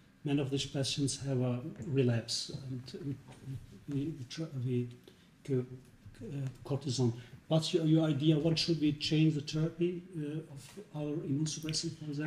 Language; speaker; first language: English; non-native, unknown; Albanian